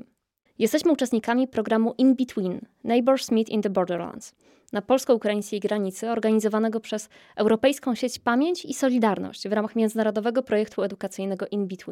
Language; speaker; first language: Polish; native; Polish